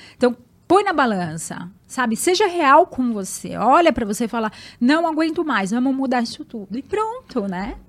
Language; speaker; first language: Portuguese; native; Portuguese